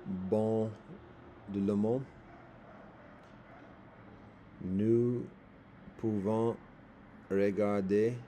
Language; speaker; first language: French; non-native, learner; English